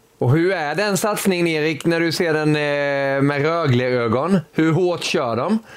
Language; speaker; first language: Swedish; native; Swedish